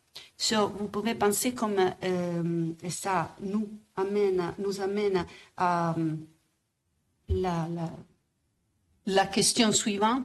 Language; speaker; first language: French; non-native, fluent; Italian